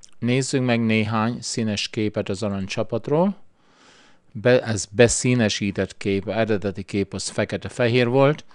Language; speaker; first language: Hungarian; early bilingual, heritage; Hungarian